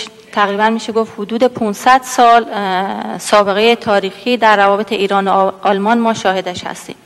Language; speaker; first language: Persian; native; Persian